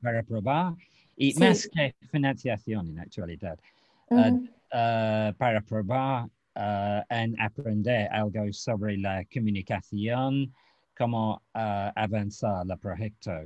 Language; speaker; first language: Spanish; non-native, learner; English